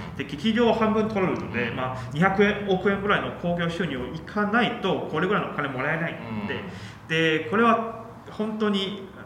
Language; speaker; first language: Japanese; non-native, fluent; Chinese